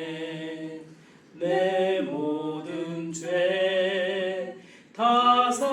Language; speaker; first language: Korean; native; Korean